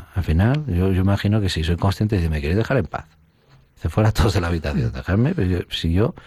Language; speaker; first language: Spanish; native; Spanish